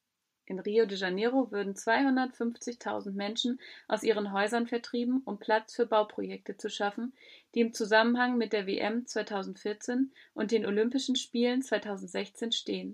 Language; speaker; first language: German; native; German